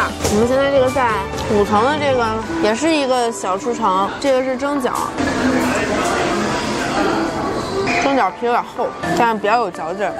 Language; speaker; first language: Chinese; native; Chinese